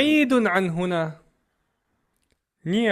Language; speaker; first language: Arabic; non-native, learner; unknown